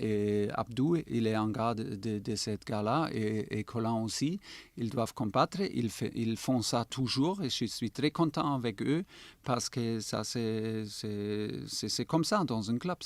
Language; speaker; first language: French; non-native, fluent; German